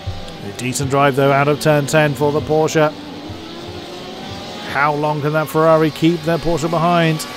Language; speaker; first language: English; native; English